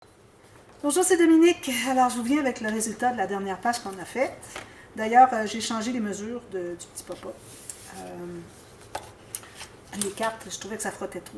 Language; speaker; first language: French; native; French